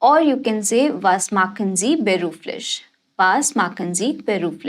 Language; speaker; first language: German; non-native, fluent; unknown